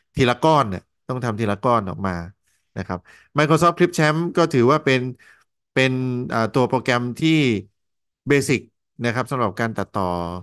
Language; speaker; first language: Thai; native; Thai